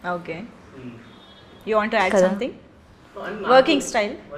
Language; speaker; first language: Telugu; native; Telugu